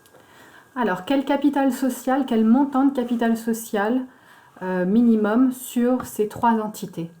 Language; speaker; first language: French; native; French